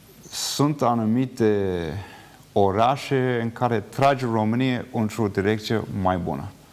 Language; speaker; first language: Romanian; non-native, fluent; English